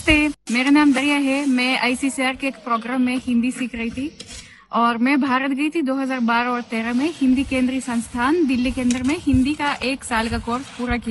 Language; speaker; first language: Hindi; non-native, fluent; Russian